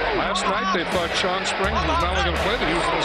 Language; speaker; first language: English; native; English